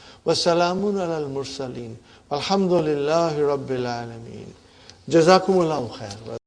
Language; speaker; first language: Arabic; non-native, fluent; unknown